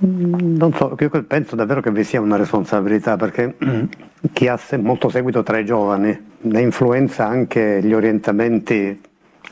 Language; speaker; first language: Italian; native; Italian